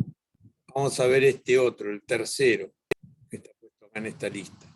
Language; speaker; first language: Spanish; native; Spanish